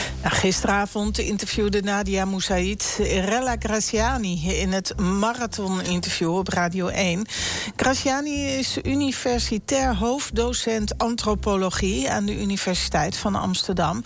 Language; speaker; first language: Dutch; native; Dutch